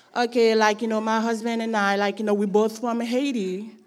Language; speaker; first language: English; non-native, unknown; Haitian Creole